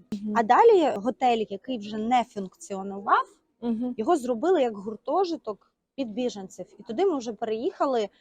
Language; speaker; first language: Ukrainian; native; Ukrainian